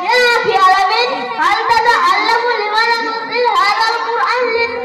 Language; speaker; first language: Arabic; non-native, learner; Bangla